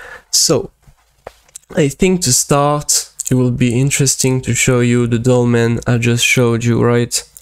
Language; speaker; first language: English; non-native, fluent; French